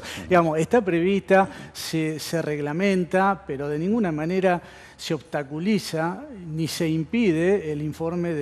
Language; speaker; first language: Spanish; native; Spanish